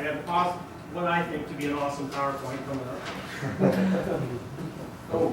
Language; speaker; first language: English; native; English